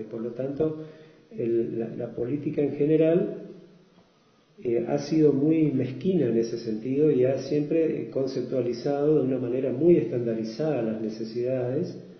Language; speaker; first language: Spanish; native; Spanish